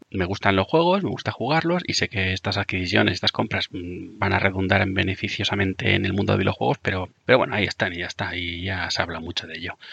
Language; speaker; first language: Spanish; native; Spanish